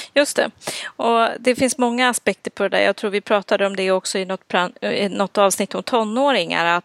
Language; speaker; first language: Swedish; native; Swedish